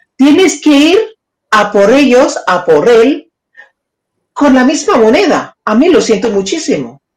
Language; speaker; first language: Spanish; non-native, learner; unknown